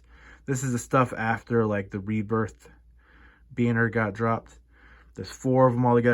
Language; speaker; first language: English; native; English